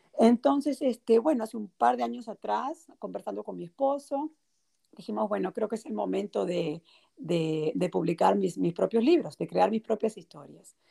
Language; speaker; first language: Spanish; native; Spanish